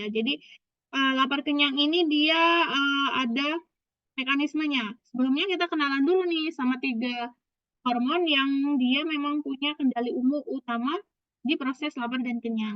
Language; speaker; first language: Indonesian; native; Indonesian